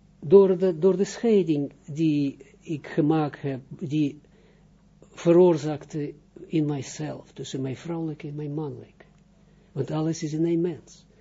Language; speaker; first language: Dutch; non-native, fluent; Russian